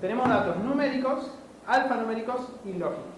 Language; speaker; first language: Spanish; native; Spanish